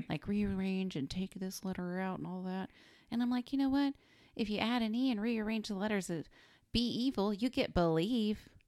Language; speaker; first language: English; native; English